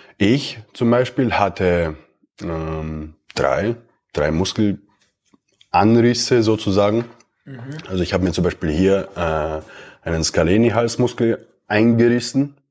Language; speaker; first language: German; early bilingual, other home language; Romanian